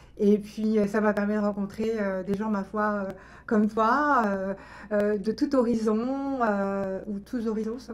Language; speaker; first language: French; native; French